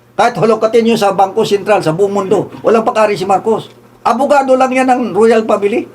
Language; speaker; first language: Filipino; non-native, local second language; Tausug